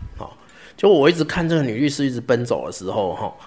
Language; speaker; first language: Chinese; native; Chinese